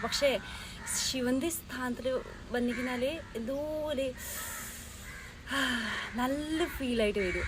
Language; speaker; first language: Malayalam; non-native, local second language; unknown